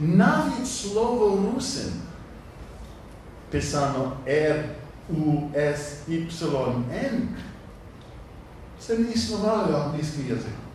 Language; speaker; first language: Polish; non-native, learner; English